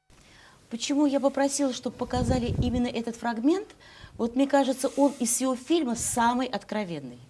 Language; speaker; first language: Russian; native; Russian